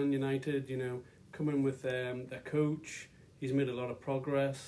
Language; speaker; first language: English; native; English